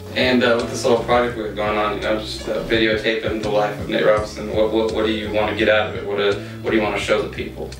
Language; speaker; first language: English; native; English